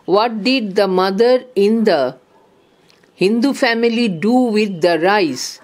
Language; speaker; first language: English; non-native, local second language; Bangla